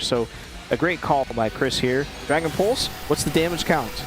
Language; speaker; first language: English; native; English